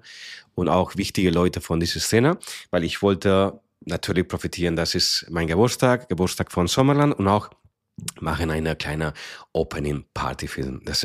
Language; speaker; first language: German; non-native, fluent; Spanish